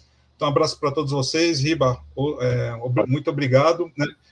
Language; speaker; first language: Portuguese; native; Portuguese